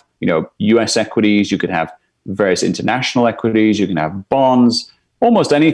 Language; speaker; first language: English; native; English